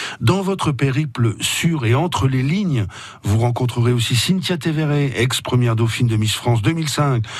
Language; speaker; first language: French; native; French